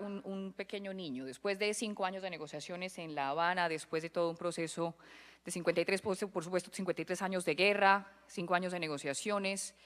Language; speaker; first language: Spanish; native; Spanish